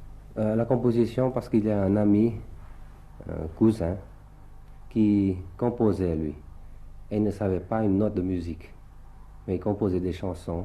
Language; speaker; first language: French; early bilingual, other home language; Thai